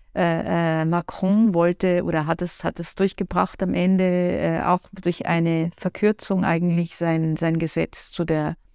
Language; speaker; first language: German; native; German